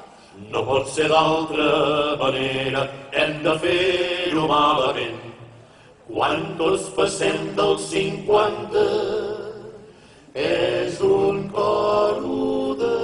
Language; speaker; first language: Catalan; native; Catalan